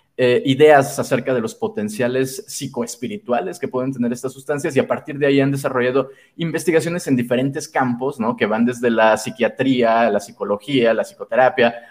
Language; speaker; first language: Spanish; native; Spanish